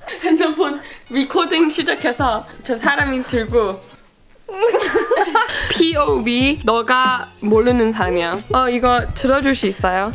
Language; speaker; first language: Korean; early bilingual, heritage; English